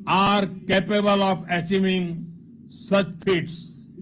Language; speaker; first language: English; non-native, local second language; Hindi